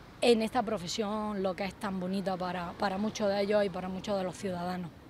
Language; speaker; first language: Spanish; native; Spanish